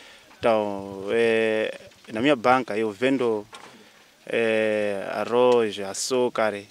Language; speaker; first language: Portuguese; non-native, local second language; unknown